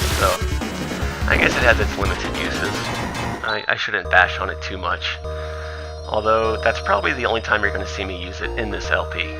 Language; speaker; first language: English; native; English